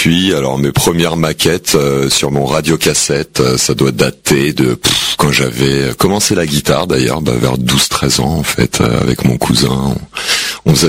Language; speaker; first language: French; native; French